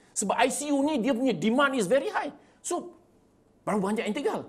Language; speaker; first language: English; non-native, local second language; Malay